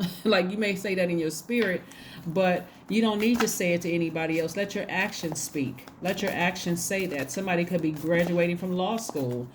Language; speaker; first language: English; native; English